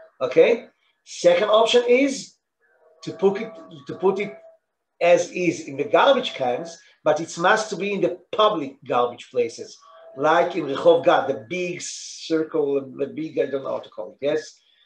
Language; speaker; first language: English; non-native, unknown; Hebrew